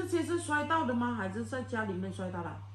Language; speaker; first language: Chinese; native; Chinese